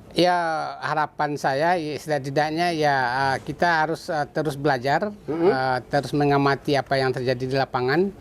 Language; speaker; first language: Indonesian; non-native, local second language; Minangkabau